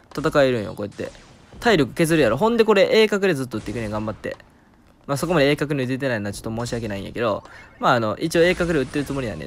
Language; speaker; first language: Japanese; native; Japanese